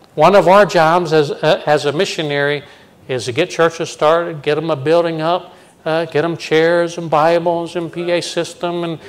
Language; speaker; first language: English; native; English